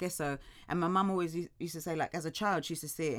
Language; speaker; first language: English; native; English